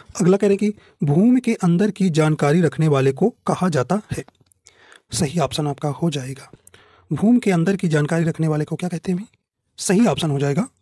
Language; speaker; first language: Hindi; native; Hindi